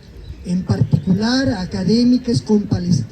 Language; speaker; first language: Spanish; native; Spanish